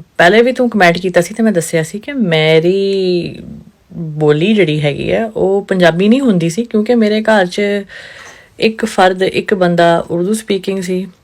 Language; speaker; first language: Punjabi; non-native, local second language; Urdu